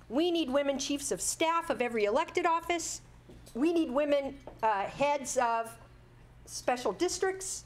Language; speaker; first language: English; native; English